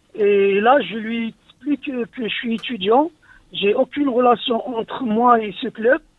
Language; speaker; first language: French; non-native, local second language; Arabic